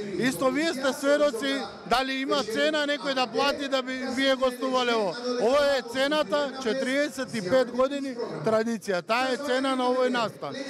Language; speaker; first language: Macedonian; non-native, local second language; Romany